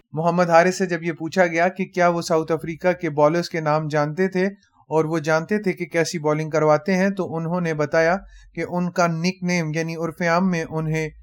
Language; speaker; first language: Urdu; native; Urdu